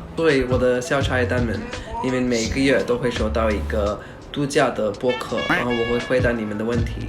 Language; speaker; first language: Chinese; early bilingual, other home language; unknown